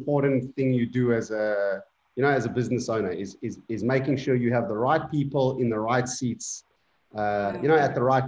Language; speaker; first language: English; native; English